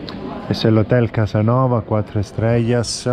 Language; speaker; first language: Spanish; non-native, fluent; Italian